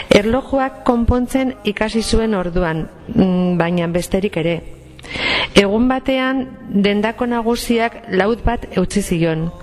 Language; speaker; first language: Basque; non-native, local second language; Spanish